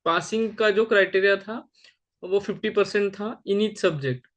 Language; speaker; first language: Hindi; non-native, local second language; Marathi